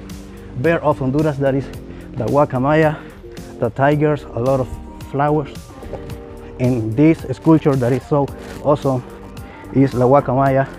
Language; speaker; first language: English; non-native, learner; Spanish